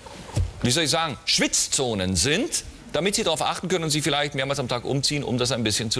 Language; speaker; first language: German; native; German